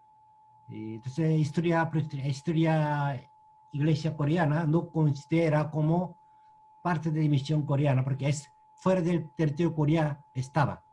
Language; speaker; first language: Spanish; non-native, learner; Korean